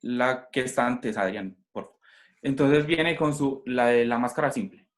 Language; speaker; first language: Spanish; native; Spanish